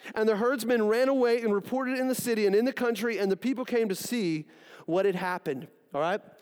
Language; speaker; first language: English; native; English